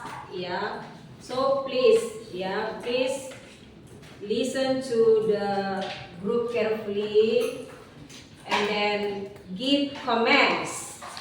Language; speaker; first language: English; non-native, learner; Indonesian